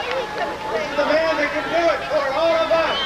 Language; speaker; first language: English; native; English